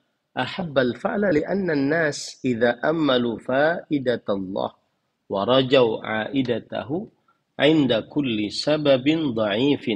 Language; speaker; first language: Arabic; non-native, fluent; Indonesian